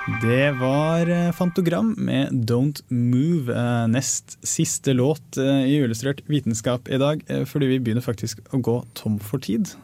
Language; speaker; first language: Norwegian; native; Norwegian